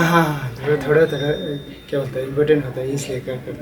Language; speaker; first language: Hindi; non-native, local second language; Ladakhi